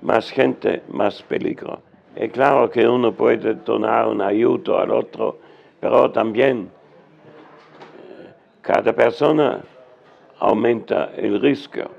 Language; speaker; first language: Spanish; non-native, learner; German